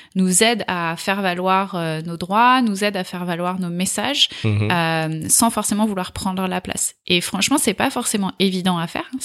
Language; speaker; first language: French; native; French